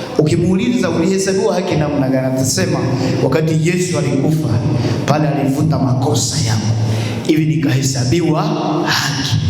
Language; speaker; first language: Swahili; native; Swahili